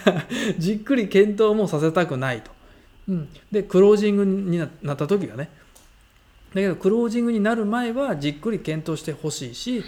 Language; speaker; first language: Japanese; native; Japanese